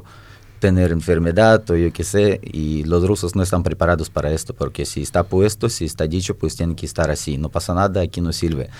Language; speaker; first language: Spanish; non-native, fluent; Russian